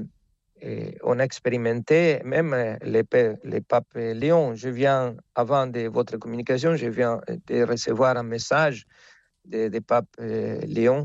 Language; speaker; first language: French; non-native, fluent; Spanish